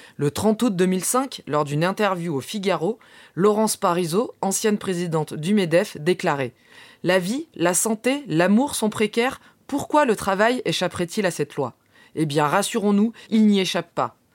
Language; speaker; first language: French; native; French